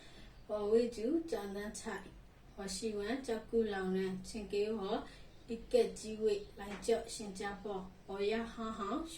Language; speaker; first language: Chinese; non-native, learner; Burmese